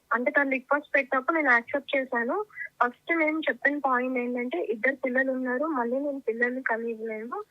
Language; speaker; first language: Telugu; native; Telugu